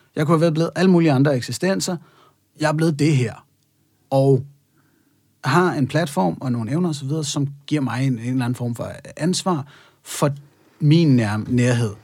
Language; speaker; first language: Danish; native; Danish